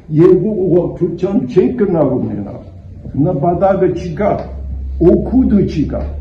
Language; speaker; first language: Armenian; early bilingual, heritage; Armenian